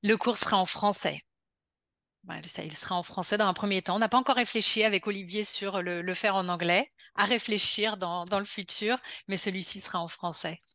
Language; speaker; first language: French; native; French